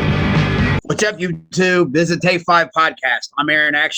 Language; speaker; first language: English; native; English